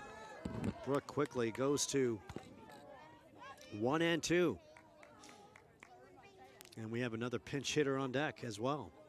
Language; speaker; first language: English; native; English